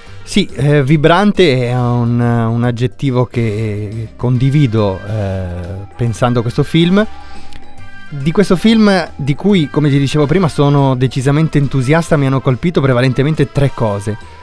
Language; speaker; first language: Italian; native; Italian